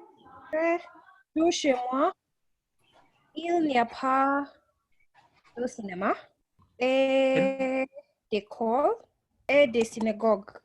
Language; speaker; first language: French; non-native, learner; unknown